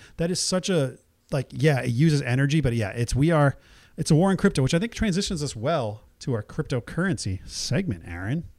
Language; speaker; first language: English; native; English